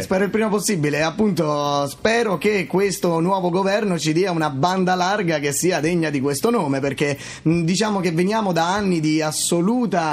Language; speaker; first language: Italian; native; Italian